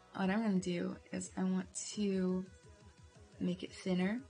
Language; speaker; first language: English; non-native, fluent; Portuguese